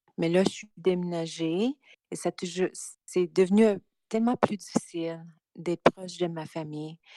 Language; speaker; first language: French; native; French